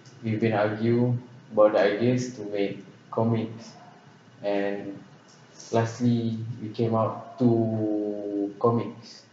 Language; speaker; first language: English; non-native, local second language; Malay